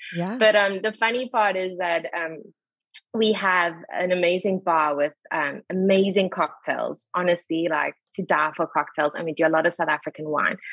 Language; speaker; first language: English; native; English